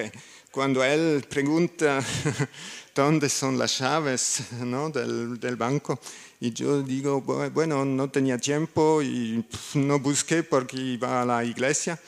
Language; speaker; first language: Spanish; non-native, learner; German